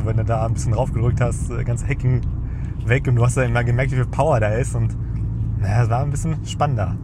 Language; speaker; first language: German; native; German